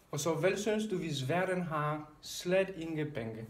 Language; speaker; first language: Danish; non-native, learner; Polish